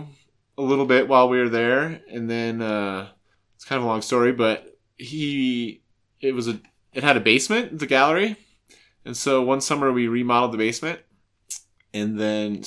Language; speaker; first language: English; native; English